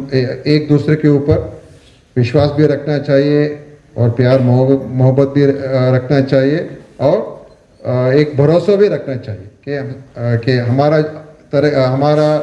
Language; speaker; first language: Hindi; non-native, local second language; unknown